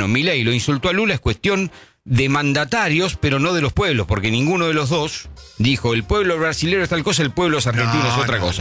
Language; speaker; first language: Spanish; native; Spanish